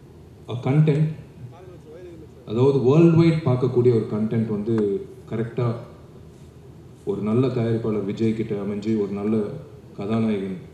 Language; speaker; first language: Tamil; native; Tamil